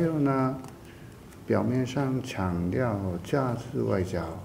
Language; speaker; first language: Chinese; non-native, fluent; Korean